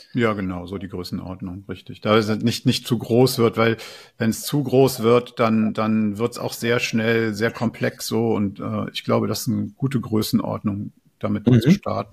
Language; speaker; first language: German; native; German